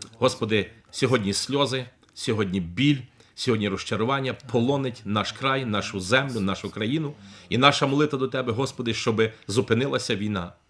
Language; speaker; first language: Ukrainian; native; Ukrainian